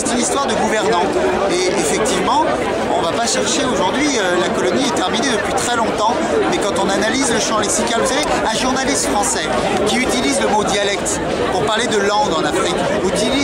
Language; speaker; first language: French; native; French